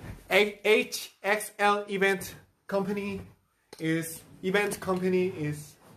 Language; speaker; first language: English; non-native, learner; Korean